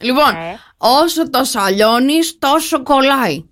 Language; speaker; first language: Greek; native; Greek